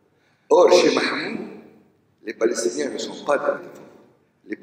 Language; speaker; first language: French; non-native, local second language; Arabic